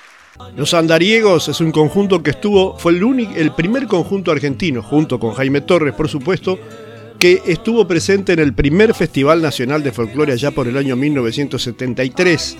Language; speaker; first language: Spanish; native; Spanish